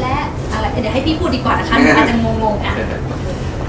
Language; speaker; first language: Thai; native; Thai